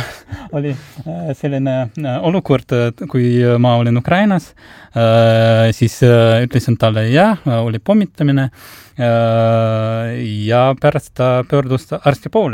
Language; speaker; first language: Estonian; non-native, local second language; Russian